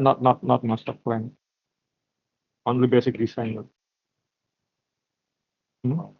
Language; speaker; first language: English; non-native, learner; Indonesian